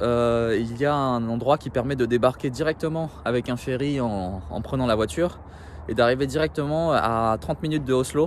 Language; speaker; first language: French; native; French